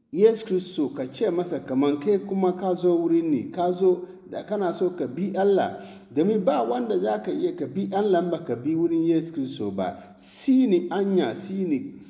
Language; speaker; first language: Hausa; non-native, local second language; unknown